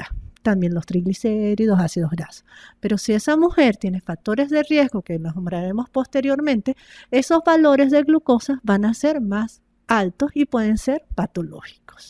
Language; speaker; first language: Spanish; native; Spanish